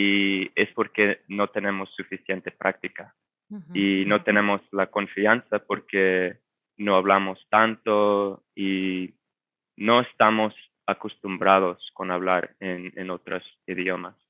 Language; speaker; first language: Spanish; non-native, fluent; English